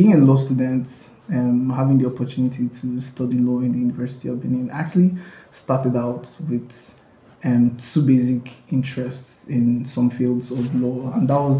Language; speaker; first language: English; non-native, local second language; Ibibio